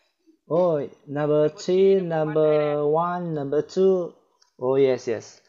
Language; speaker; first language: English; non-native, learner; Indonesian